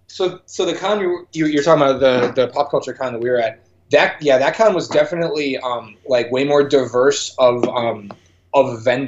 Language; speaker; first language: English; native; English